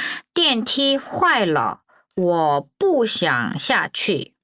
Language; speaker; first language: Chinese; non-native, fluent; Korean